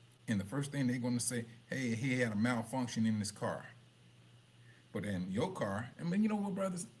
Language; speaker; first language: English; native; English